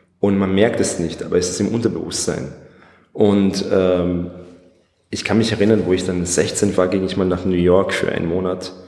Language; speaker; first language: German; early bilingual, other home language; Persian